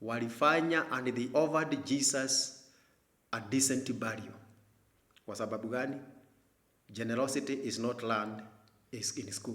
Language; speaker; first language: English; non-native, local second language; Swahili